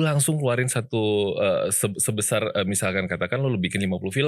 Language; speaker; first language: Indonesian; native; Indonesian